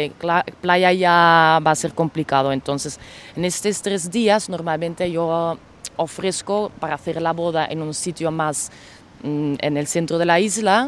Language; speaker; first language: Spanish; non-native, fluent; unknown